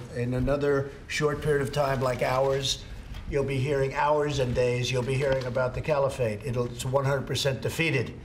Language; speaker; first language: English; native; English